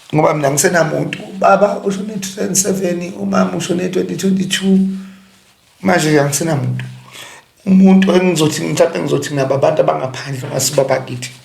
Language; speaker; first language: Zulu; native; Zulu